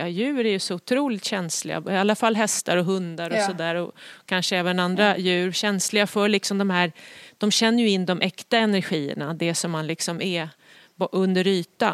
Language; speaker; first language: Swedish; native; Swedish